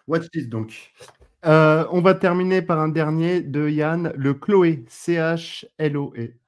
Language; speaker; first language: French; native; French